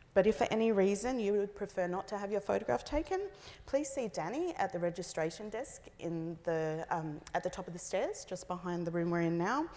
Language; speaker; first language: English; native; English